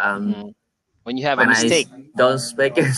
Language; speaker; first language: English; non-native, learner; Vietnamese